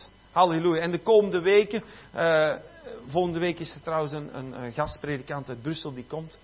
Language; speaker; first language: Dutch; native; Dutch